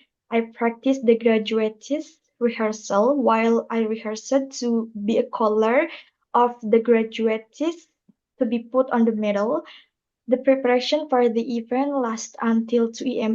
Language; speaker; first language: English; non-native, learner; Indonesian